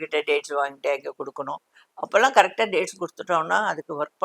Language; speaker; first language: Tamil; non-native, local second language; Telugu